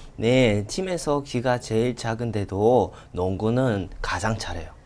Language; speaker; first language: Korean; non-native, fluent; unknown